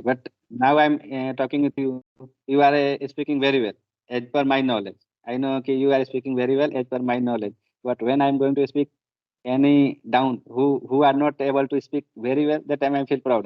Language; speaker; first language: English; non-native, learner; Hindi